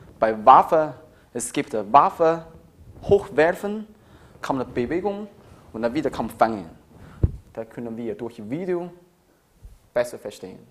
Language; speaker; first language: German; non-native, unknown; Chinese